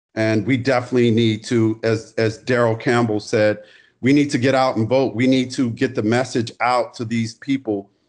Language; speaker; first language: English; native; English